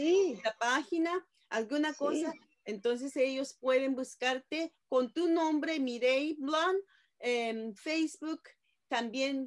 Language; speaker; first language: Spanish; non-native, fluent; Japanese